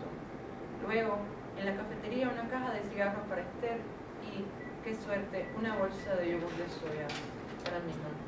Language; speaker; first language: Spanish; native; Spanish